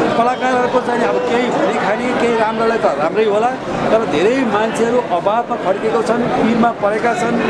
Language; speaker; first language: Nepali; native; Nepali